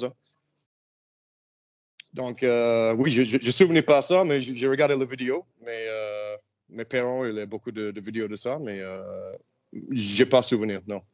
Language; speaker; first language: French; non-native, learner; English